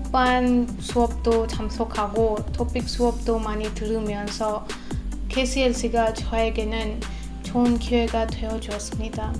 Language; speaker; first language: Korean; non-native, fluent; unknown